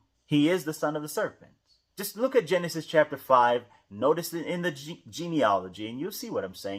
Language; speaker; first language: English; native; English